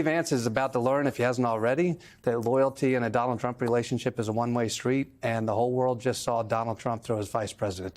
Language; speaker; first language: English; native; English